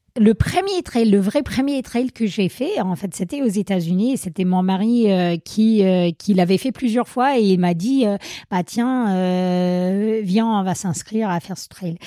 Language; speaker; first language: French; non-native, fluent; English